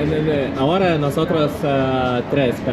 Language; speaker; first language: Spanish; non-native, learner; Lithuanian